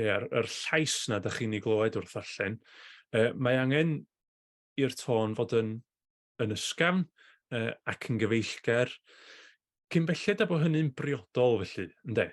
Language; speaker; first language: Welsh; native; Welsh